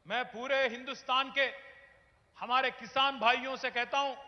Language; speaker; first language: Hindi; non-native, local second language; Telugu